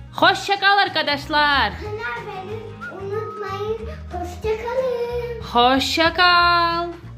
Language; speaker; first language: Turkish; non-native, learner; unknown